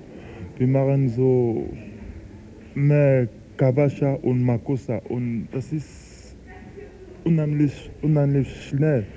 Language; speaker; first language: German; non-native, fluent; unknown